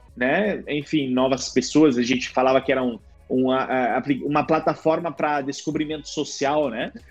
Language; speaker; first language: Portuguese; non-native, fluent; Italian